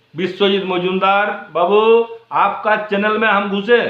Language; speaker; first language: Hindi; non-native, local second language; Bangla